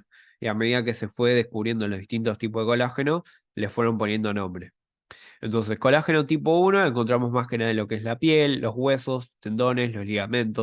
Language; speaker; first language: Spanish; native; Spanish